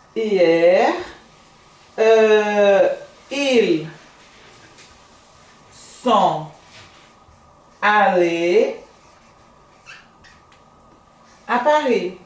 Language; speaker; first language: French; non-native, fluent; Portuguese